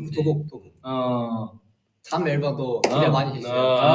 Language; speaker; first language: Korean; non-native, fluent; Chinese